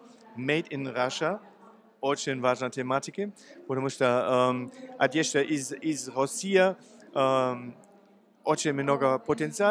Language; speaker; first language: Russian; non-native, learner; German